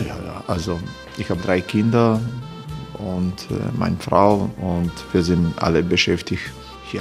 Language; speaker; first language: German; non-native, fluent; Croatian